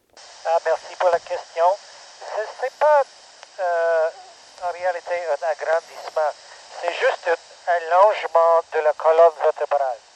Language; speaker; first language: French; non-native, local second language; English